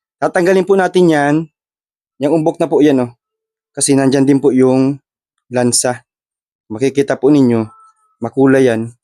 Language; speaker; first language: Filipino; native; Filipino